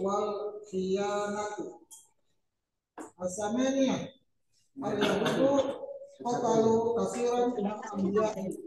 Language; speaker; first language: Arabic; non-native, learner; Indonesian